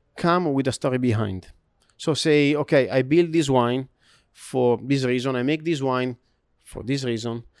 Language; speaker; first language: English; non-native, learner; Italian